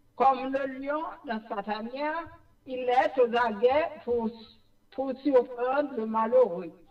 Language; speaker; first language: French; non-native, local second language; Haitian Creole